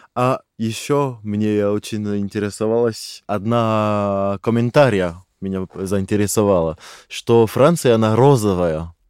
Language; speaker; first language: Russian; non-native, fluent; French